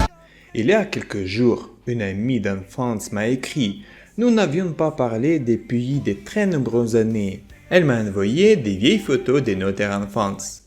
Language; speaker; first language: French; non-native, fluent; Russian